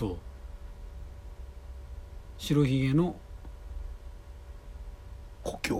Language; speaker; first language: Japanese; native; Japanese